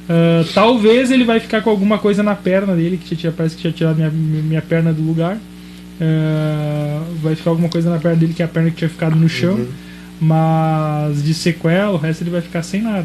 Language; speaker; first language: Portuguese; native; Portuguese